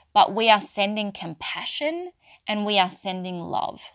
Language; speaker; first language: English; native; English